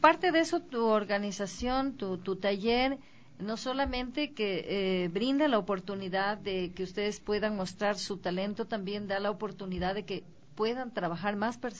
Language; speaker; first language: Spanish; native; Spanish